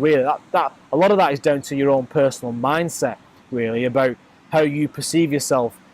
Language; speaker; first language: English; native; English